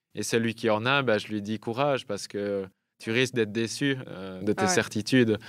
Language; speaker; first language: French; native; French